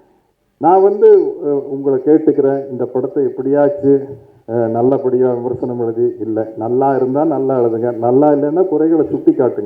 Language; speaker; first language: Tamil; native; Tamil